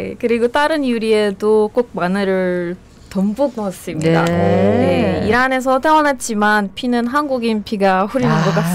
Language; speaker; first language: Korean; non-native, fluent; Persian